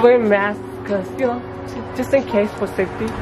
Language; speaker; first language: English; native; English